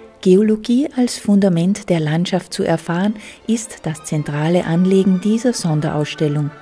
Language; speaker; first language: German; native; German